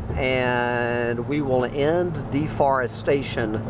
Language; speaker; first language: English; native; English